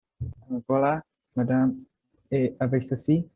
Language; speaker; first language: French; non-native, learner; Vietnamese